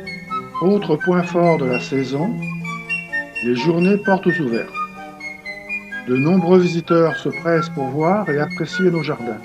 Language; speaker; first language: French; native; French